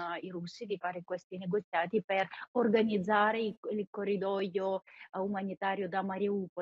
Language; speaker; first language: Italian; non-native, fluent; Ukrainian